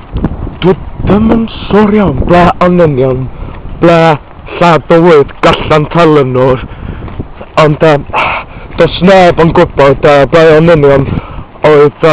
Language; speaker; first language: Welsh; non-native, local second language; English